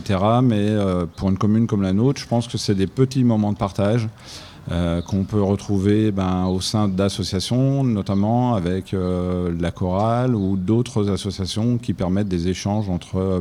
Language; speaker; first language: French; native; French